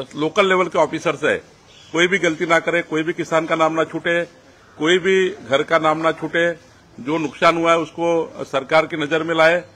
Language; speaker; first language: Hindi; non-native, local second language; Marathi